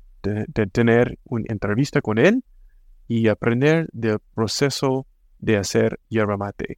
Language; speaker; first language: Spanish; non-native, fluent; English